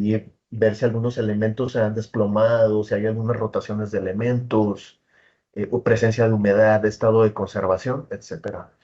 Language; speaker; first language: Spanish; native; Spanish